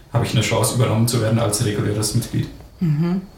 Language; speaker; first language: German; native; German